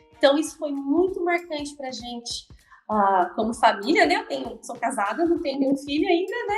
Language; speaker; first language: Portuguese; native; Portuguese